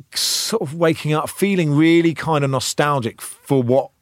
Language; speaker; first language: English; native; English